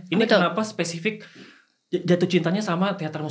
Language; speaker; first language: Indonesian; native; Indonesian